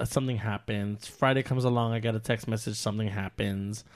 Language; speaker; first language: English; native; English